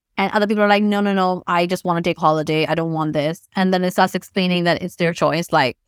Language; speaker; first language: English; non-native, local second language; Urdu